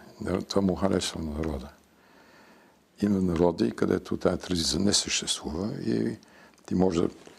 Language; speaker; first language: Bulgarian; early bilingual, heritage; Bulgarian